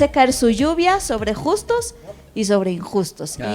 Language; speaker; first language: Spanish; native; Spanish